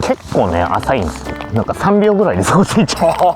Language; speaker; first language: Japanese; native; Japanese